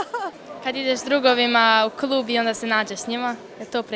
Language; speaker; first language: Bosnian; early bilingual, heritage; Bosnian